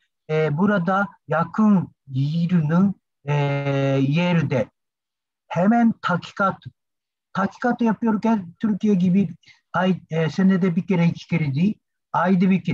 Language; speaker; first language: Turkish; non-native, learner; Japanese